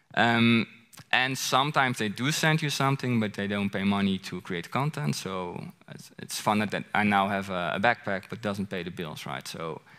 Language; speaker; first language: English; non-native, fluent; Dutch